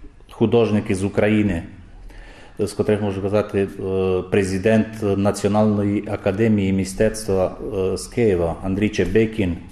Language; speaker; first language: Ukrainian; early bilingual, heritage; Ukrainian